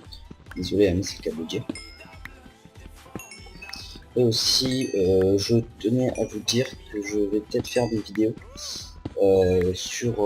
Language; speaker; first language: French; native; French